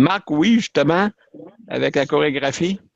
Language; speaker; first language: French; native; French